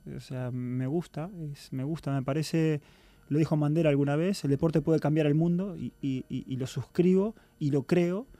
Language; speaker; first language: Spanish; native; Spanish